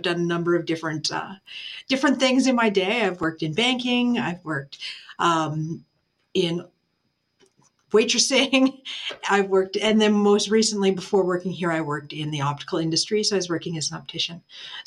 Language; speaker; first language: English; native; English